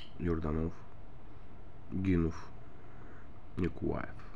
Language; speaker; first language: Russian; non-native, learner; Bulgarian